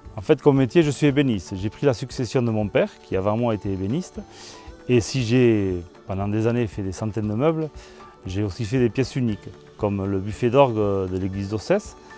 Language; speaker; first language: French; non-native, local second language; Basque